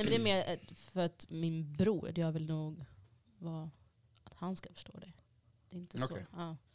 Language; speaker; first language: Swedish; early bilingual, other home language; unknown